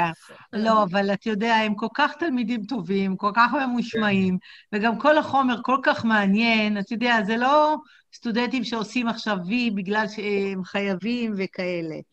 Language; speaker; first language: Hebrew; native; Hebrew